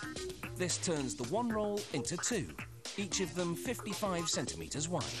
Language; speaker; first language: English; native; English